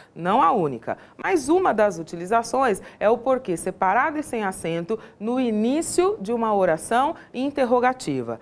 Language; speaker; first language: Portuguese; native; Portuguese